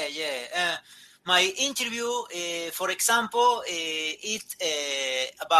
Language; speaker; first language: English; non-native, learner; Spanish